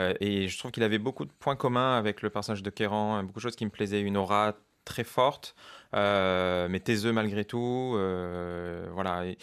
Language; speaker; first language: French; native; French